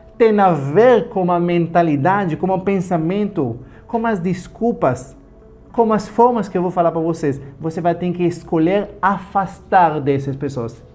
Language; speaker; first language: Portuguese; non-native, fluent; Hebrew